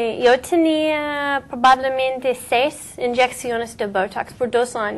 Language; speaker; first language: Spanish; non-native, learner; English